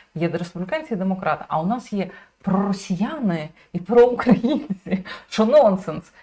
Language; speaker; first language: Ukrainian; native; Ukrainian